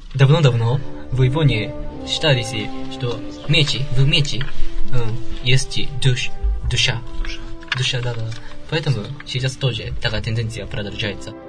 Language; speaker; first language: Russian; non-native, learner; Japanese